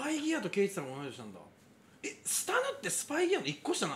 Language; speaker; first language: Japanese; native; Japanese